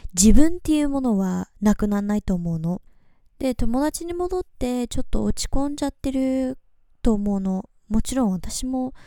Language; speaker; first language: Japanese; early bilingual, heritage; Japanese